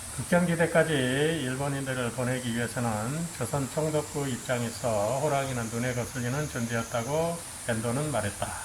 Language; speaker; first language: Korean; native; Korean